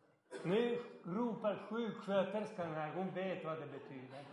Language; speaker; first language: Swedish; non-native, fluent; Serbian